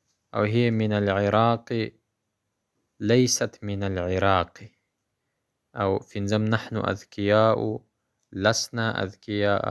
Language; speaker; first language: Arabic; non-native, fluent; Pashto